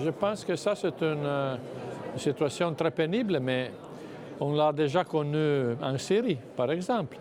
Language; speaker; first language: French; non-native, fluent; Italian